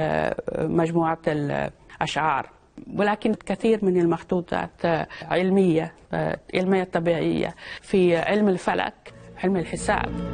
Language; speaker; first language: Arabic; non-native, fluent; Danish